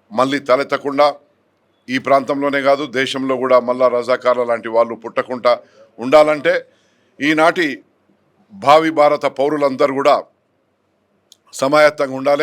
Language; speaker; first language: Telugu; native; Telugu